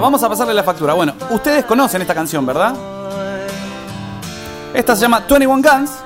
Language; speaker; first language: Spanish; native; Spanish